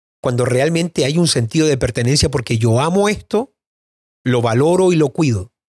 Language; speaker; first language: Spanish; native; Spanish